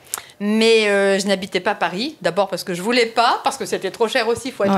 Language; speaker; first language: French; native; French